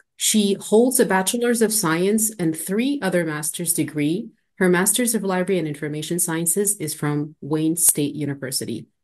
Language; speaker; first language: English; non-native, fluent; Arabic